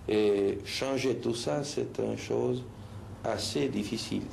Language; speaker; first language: French; non-native, fluent; Spanish